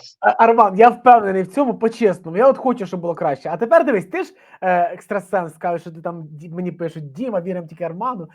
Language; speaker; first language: Ukrainian; native; Ukrainian